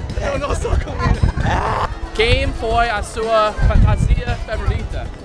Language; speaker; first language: Portuguese; non-native, learner; Dutch